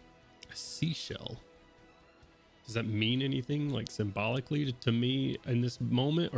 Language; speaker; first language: English; native; English